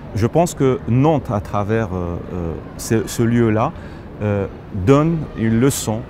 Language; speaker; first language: French; non-native, local second language; Arabic